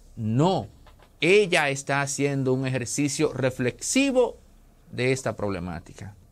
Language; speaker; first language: Spanish; native; Spanish